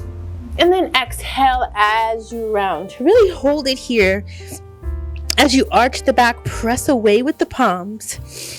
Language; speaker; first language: English; native; English